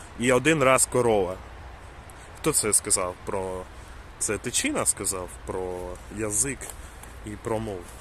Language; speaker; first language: Ukrainian; non-native, local second language; Russian